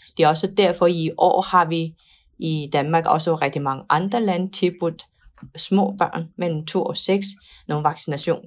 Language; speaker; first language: Danish; non-native, fluent; Chinese